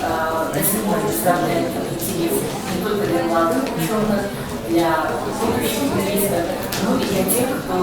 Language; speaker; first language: Russian; native; Russian